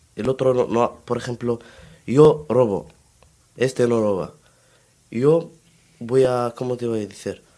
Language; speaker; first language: Spanish; non-native, learner; Arabic